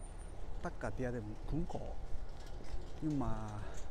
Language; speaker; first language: Vietnamese; non-native, learner; Japanese